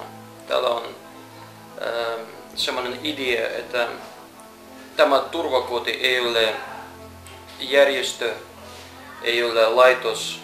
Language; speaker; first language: Finnish; non-native, fluent; Russian